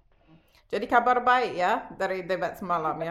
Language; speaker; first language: Indonesian; non-native, fluent; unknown